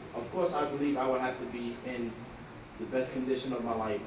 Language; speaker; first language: English; native; English